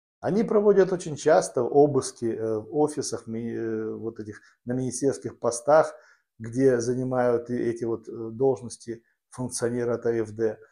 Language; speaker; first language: Russian; native; Russian